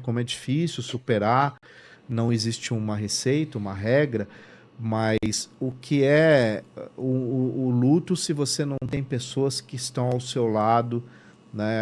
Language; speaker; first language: Portuguese; native; Portuguese